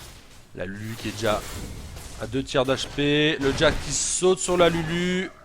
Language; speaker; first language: French; native; French